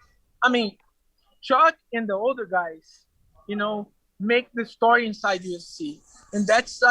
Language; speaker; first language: English; non-native, learner; Portuguese